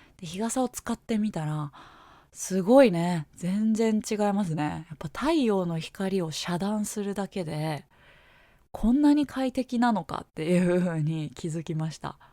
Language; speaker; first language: Japanese; native; Japanese